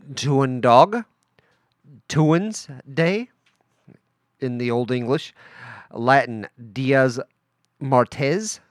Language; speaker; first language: English; native; English